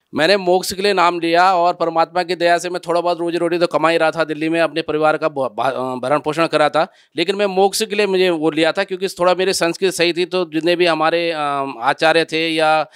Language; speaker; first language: Hindi; native; Hindi